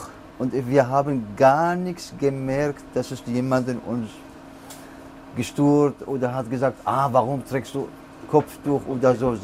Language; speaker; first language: German; non-native, learner; Kurdish